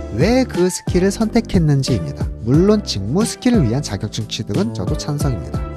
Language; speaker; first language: Korean; native; Korean